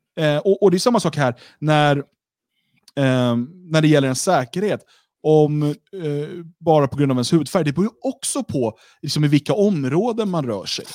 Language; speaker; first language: Swedish; native; Swedish